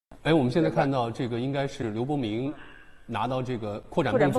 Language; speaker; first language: Chinese; native; Chinese